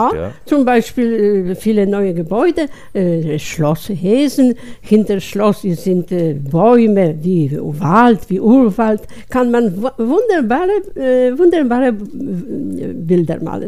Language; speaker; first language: German; non-native, learner; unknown